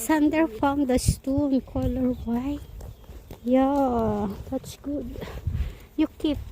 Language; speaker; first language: English; non-native, learner; Filipino